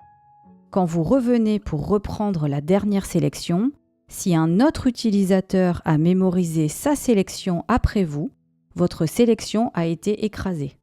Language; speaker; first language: French; native; French